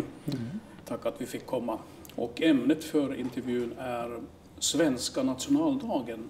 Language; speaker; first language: Swedish; non-native, local second language; Finnish